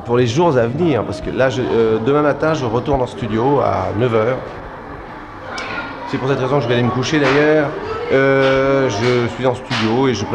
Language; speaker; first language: French; native; French